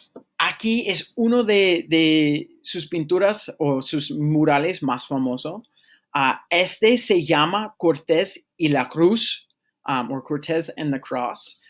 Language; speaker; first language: Spanish; non-native, fluent; English